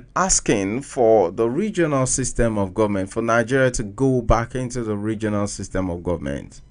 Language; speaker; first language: English; non-native, local second language; Yoruba